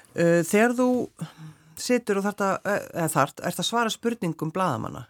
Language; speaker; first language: Icelandic; native; Icelandic